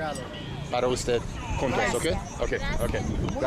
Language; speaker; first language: Spanish; non-native, learner; English